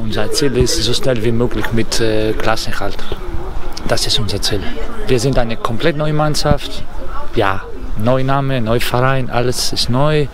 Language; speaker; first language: German; non-native, learner; Greek